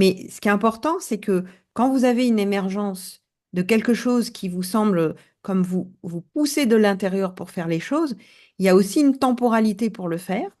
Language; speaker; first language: French; native; French